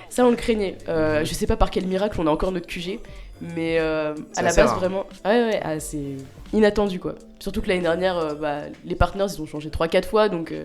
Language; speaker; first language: French; native; French